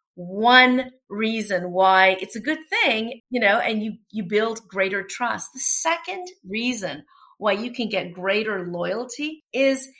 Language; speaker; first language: English; non-native, fluent; Portuguese